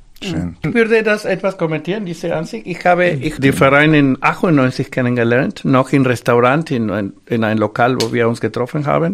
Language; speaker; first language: German; non-native, fluent; Spanish